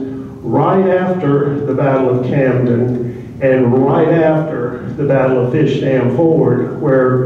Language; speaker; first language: English; native; English